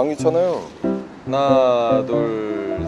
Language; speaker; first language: Korean; native; Korean